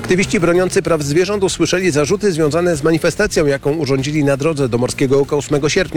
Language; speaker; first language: Polish; native; Polish